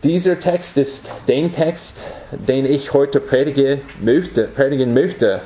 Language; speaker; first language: German; non-native, fluent; English